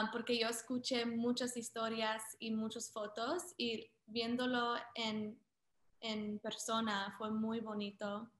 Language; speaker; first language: Spanish; early bilingual, heritage; Spanish